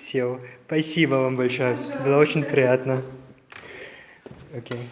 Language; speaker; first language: Russian; non-native, learner; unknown